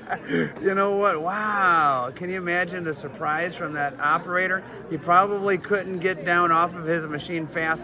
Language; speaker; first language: English; native; English